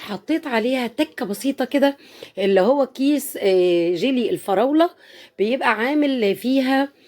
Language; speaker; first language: Arabic; native; Arabic